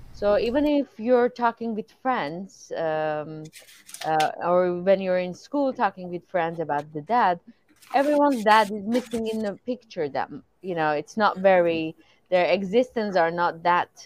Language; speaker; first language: English; non-native, fluent; Persian